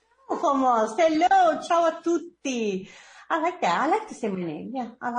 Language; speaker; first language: English; non-native, fluent; Italian